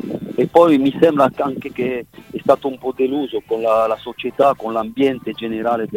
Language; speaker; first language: Italian; non-native, fluent; French